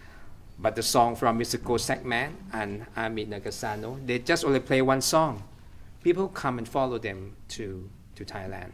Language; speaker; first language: English; non-native, fluent; Thai